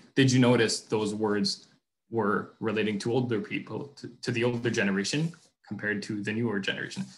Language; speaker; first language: English; non-native, fluent; French